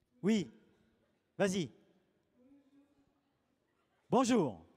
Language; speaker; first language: French; native; French